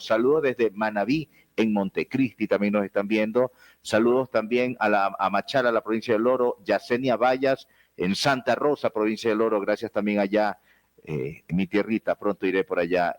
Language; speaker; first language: Spanish; native; Spanish